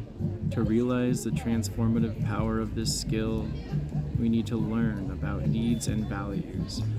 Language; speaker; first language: English; native; English